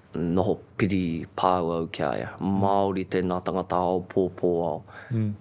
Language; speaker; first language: Māori; non-native, local second language; English